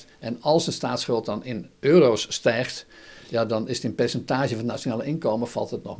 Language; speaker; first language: Dutch; native; Dutch